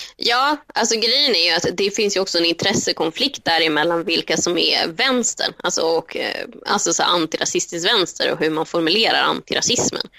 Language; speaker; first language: Swedish; early bilingual, other home language; Spanish